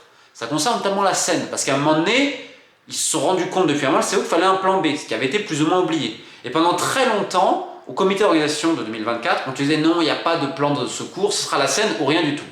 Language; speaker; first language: French; native; French